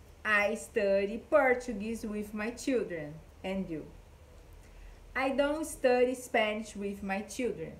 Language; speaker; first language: English; non-native, fluent; Portuguese